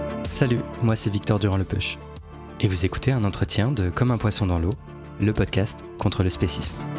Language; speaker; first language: French; native; French